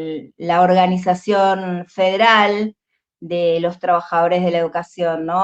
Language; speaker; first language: Spanish; native; Spanish